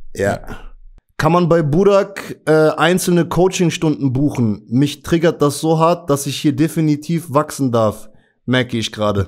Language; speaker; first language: German; native; German